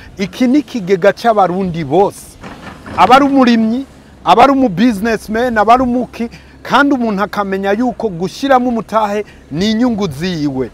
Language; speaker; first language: Rundi; early bilingual, heritage; Rundi